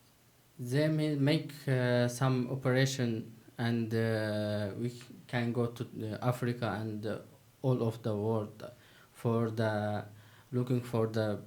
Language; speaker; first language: English; non-native, learner; Turkish